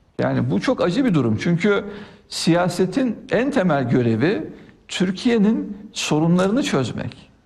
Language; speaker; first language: Turkish; native; Turkish